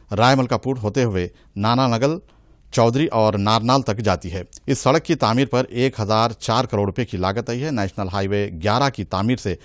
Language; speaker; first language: Urdu; native; Urdu